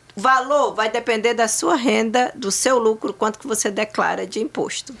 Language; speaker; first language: Portuguese; native; Portuguese